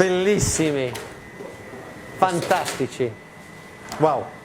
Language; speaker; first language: Italian; non-native, fluent; English